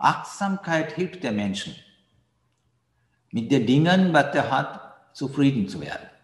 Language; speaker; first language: German; non-native, fluent; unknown